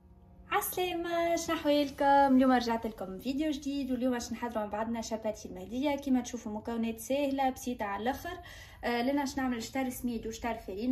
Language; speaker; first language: Arabic; native; Arabic